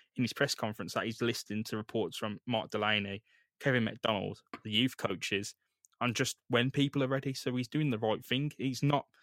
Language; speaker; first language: English; native; English